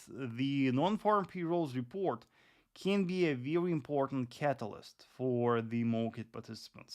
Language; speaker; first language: English; non-native, fluent; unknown